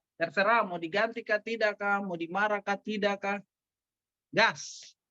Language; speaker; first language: Indonesian; native; Indonesian